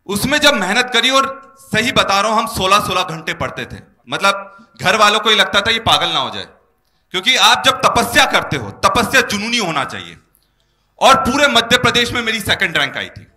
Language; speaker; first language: Hindi; native; Hindi